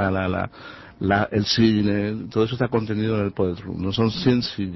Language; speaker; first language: Spanish; native; Spanish